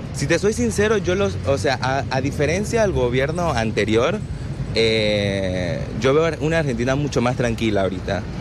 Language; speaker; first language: Spanish; native; Spanish